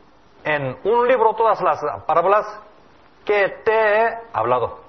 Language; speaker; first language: Spanish; non-native, learner; Korean